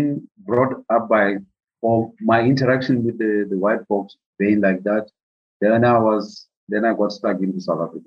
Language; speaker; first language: English; non-native, local second language; Southern Sotho